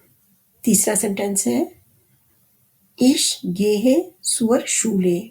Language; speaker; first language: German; non-native, fluent; Urdu